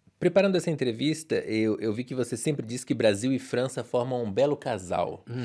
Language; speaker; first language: Portuguese; native; Portuguese